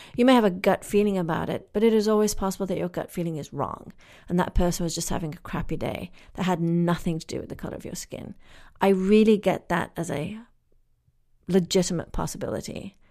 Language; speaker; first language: English; native; English